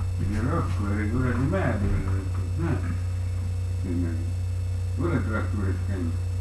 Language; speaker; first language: Estonian; native; Estonian